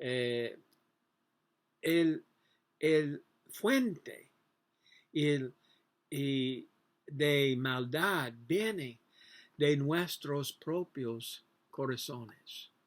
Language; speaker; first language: Spanish; non-native, learner; English